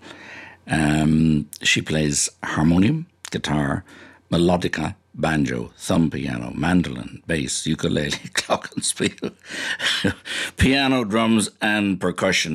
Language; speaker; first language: English; native; English